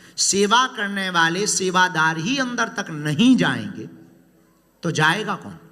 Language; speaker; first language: Hindi; native; Hindi